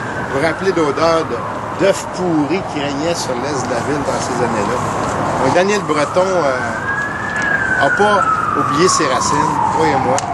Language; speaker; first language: French; native; French